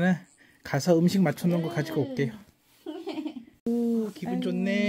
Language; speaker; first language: Korean; native; Korean